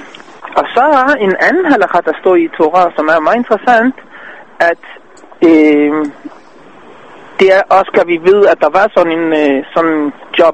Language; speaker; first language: Danish; non-native, fluent; Hebrew